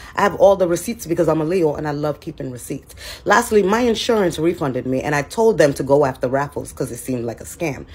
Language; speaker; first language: English; native; English